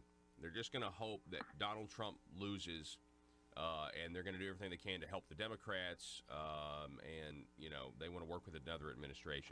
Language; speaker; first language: English; native; English